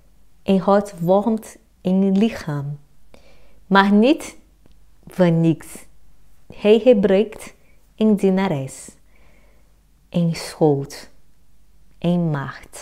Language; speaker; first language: Dutch; non-native, fluent; Portuguese